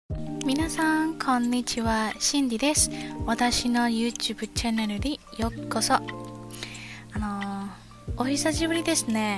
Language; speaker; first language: Japanese; non-native, learner; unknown